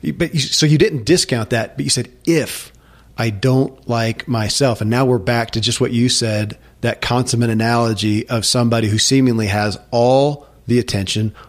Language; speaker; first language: English; native; English